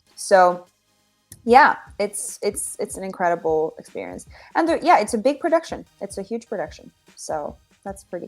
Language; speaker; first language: English; non-native, fluent; Finnish